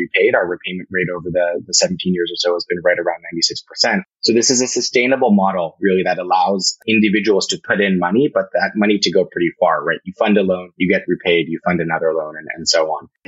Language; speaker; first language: English; native; English